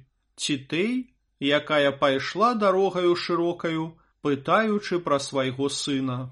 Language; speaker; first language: Belarusian; native; Belarusian